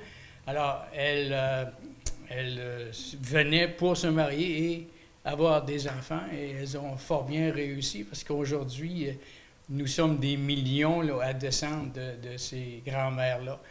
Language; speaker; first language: French; native; French